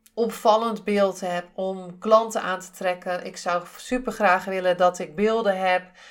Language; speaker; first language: Dutch; native; Dutch